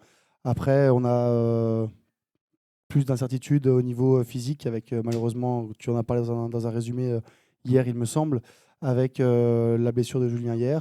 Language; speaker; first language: French; native; French